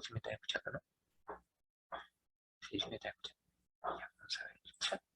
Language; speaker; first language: Spanish; native; Spanish